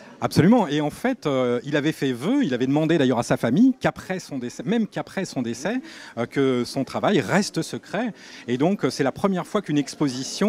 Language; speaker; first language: French; native; French